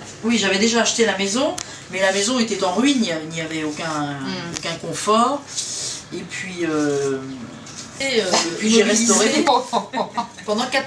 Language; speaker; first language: French; native; French